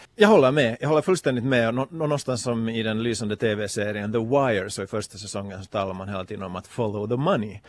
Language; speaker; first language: Swedish; native; Swedish